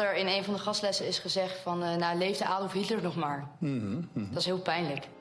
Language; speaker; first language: Dutch; native; Dutch